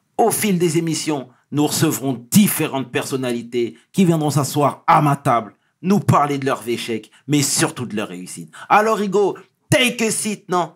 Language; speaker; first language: French; early bilingual, other home language; Wolof